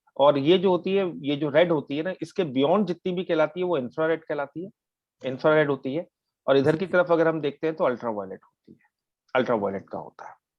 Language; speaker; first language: Hindi; native; Hindi